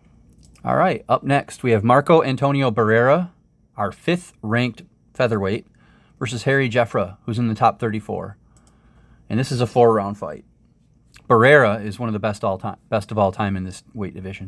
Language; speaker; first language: English; native; English